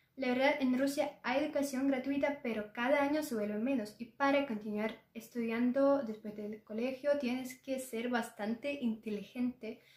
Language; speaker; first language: Spanish; non-native, learner; Russian